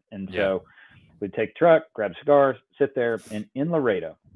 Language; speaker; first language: English; native; English